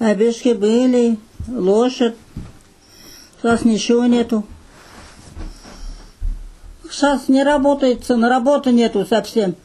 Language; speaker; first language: Russian; non-native, local second language; Kazakh